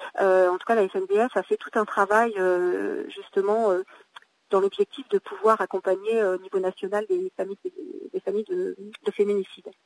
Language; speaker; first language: French; native; French